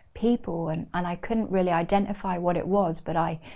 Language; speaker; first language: English; native; English